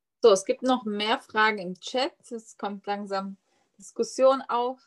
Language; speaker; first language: German; native; German